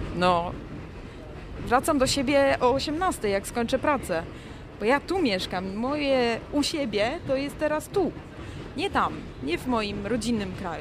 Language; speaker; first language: Polish; native; Polish